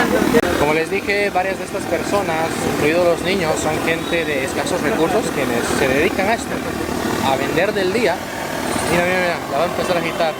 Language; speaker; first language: Spanish; native; Spanish